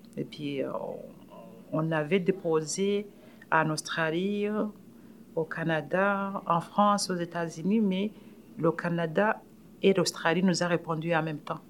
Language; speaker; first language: French; non-native, local second language; Rundi